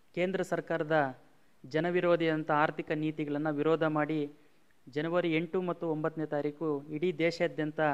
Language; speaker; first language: Kannada; native; Kannada